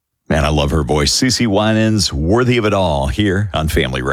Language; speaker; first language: English; native; English